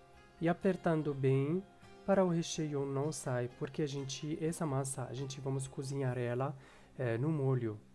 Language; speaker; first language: Portuguese; non-native, fluent; Arabic